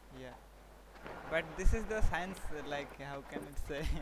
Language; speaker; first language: English; non-native, learner; Bangla